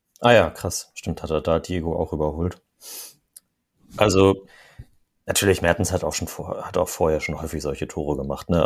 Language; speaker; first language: German; native; German